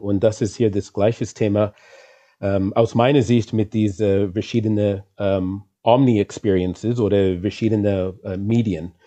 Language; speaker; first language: German; non-native, fluent; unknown